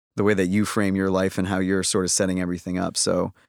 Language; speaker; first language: English; native; English